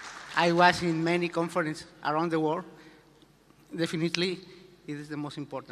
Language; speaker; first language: English; non-native, learner; Spanish